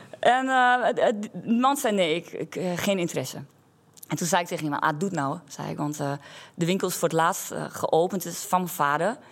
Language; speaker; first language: Dutch; native; Dutch